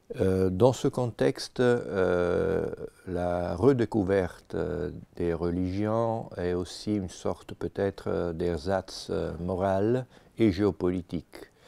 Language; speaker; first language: French; non-native, fluent; Italian